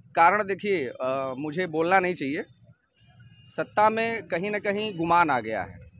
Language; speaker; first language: Hindi; native; Hindi